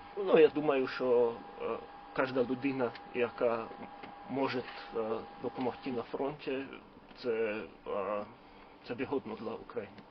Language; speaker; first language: Ukrainian; non-native, learner; Slovak